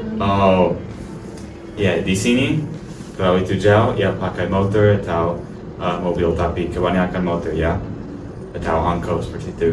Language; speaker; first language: Indonesian; non-native, learner; English